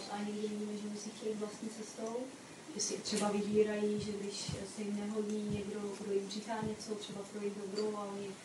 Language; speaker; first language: Czech; non-native, learner; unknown